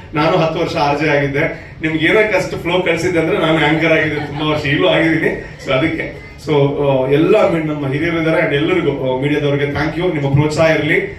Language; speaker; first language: Kannada; non-native, local second language; Tulu